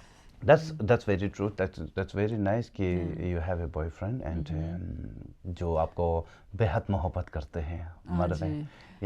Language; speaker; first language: Hindi; non-native, local second language; Tibetan